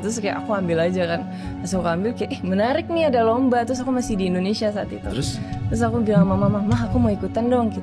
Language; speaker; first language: Indonesian; early bilingual, heritage; Indonesian